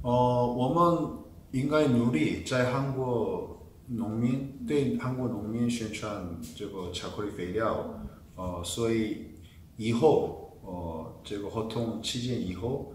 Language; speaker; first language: Chinese; non-native, fluent; Korean